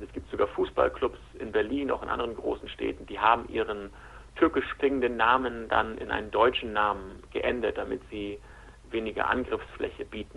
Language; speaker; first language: German; native; German